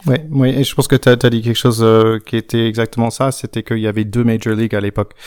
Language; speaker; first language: French; non-native, fluent; English